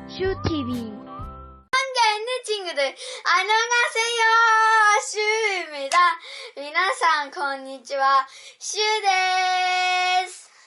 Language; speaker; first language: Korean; non-native, learner; Japanese